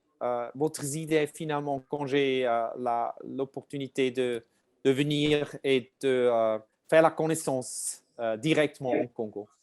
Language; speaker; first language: French; non-native, learner; German